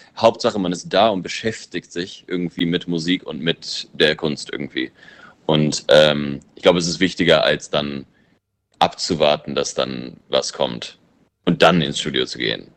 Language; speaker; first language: German; early bilingual, other home language; English